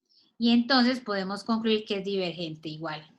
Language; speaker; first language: Spanish; native; Spanish